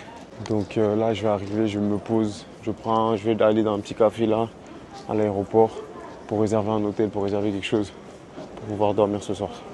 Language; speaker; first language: French; native; French